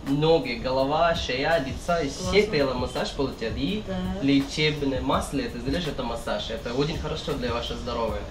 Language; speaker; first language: Russian; non-native, learner; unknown